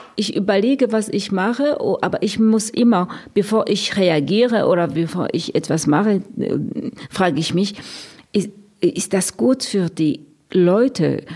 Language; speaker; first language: German; non-native, fluent; Rundi